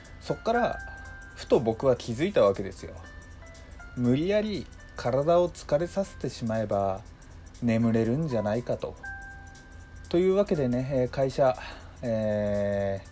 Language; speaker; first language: Japanese; native; Japanese